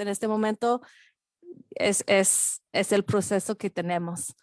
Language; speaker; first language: Spanish; non-native, fluent; English